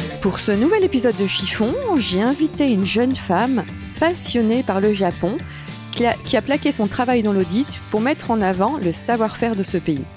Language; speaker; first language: French; native; French